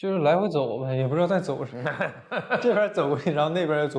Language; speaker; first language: Chinese; native; Chinese